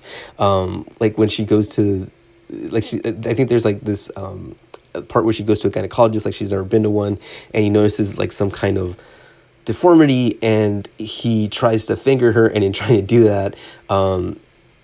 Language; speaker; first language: English; native; English